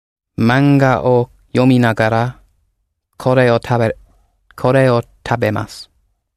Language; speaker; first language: Japanese; non-native, learner; English